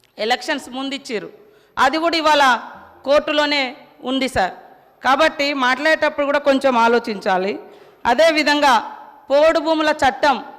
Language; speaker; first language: Telugu; non-native, local second language; Koya